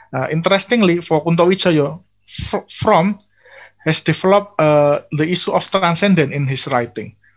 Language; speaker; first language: English; non-native, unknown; Indonesian